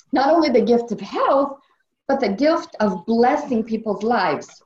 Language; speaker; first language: English; native; English